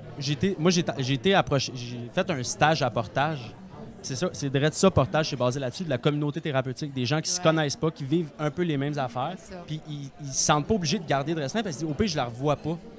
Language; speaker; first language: French; native; French